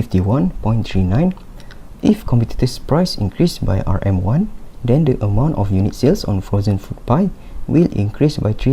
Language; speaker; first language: English; non-native, local second language; Malay